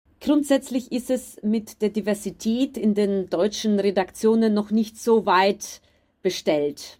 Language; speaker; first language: German; non-native, fluent; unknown